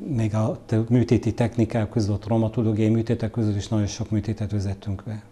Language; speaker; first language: Hungarian; non-native, fluent; Arabic